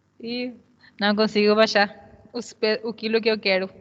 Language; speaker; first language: Portuguese; non-native, fluent; Spanish